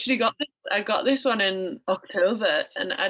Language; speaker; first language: English; native; English